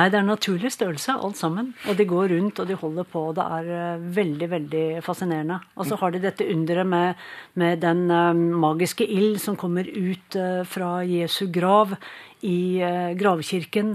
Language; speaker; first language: Norwegian; native; Norwegian